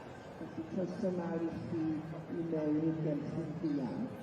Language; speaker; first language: Welsh; non-native, learner; English